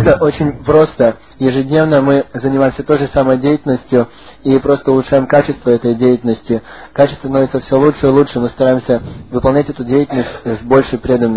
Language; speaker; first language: Russian; native; Russian